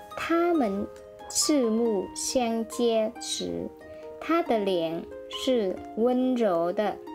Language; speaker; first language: Chinese; non-native, fluent; Vietnamese